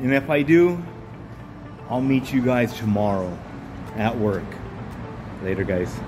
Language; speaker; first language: English; native; English